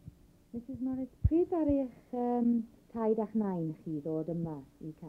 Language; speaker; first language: Welsh; native; Welsh